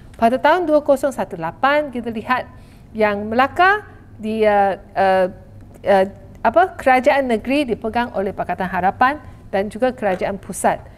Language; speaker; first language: Malay; non-native, local second language; Chinese